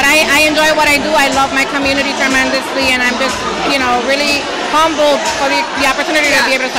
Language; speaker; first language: English; early bilingual, other home language; Spanish